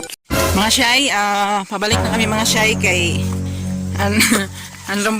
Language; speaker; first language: Filipino; non-native, local second language; Cebuano